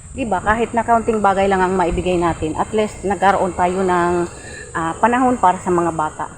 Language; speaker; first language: Filipino; non-native, local second language; Bikol